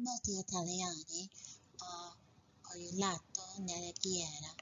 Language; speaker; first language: Italian; non-native, learner; English